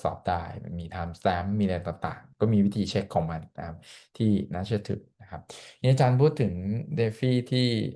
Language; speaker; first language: Thai; native; Thai